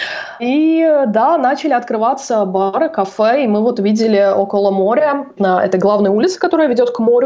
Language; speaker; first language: Russian; native; Russian